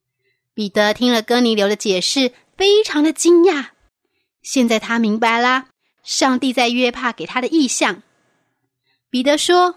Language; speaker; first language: Chinese; native; Chinese